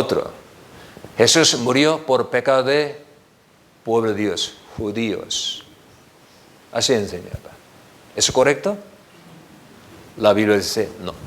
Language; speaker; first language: Spanish; non-native, learner; Korean